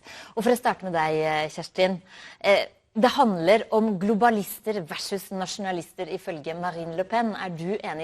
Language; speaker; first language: Norwegian; native; Norwegian